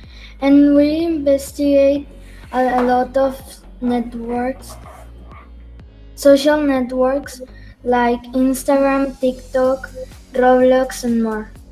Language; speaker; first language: English; non-native, learner; Spanish